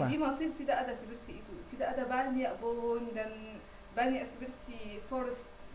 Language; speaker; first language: Indonesian; non-native, learner; Arabic